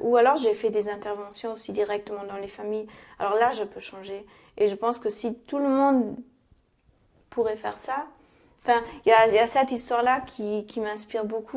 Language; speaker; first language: French; non-native, fluent; German